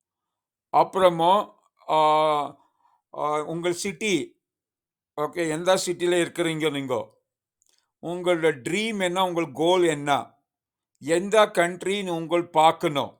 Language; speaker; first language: Tamil; non-native, learner; Kannada